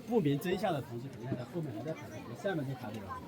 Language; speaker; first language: Chinese; native; Chinese